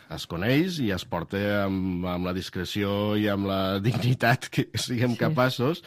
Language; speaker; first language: Catalan; native; Catalan